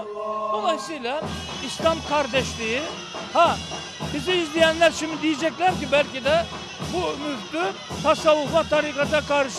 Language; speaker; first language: Turkish; native; Turkish